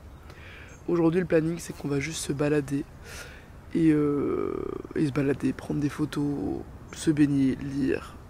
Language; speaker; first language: French; native; French